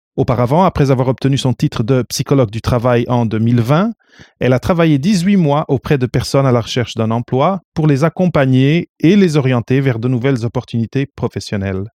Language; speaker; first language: French; non-native, fluent; Portuguese